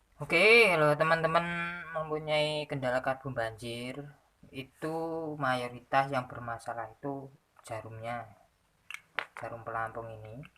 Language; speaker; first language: Indonesian; non-native, local second language; Javanese